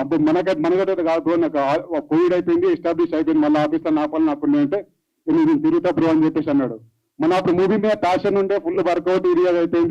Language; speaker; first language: Telugu; native; Telugu